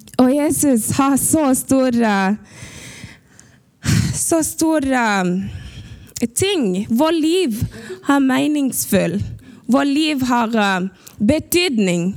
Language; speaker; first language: Norwegian; early bilingual, other home language; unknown